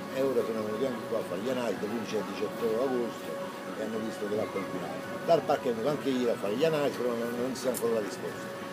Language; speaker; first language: Italian; native; Italian